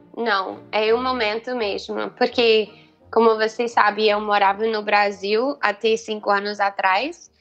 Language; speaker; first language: Portuguese; non-native, fluent; English